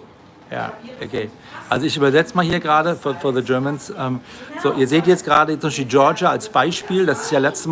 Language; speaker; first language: German; native; German